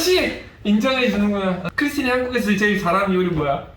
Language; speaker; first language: Korean; native; Korean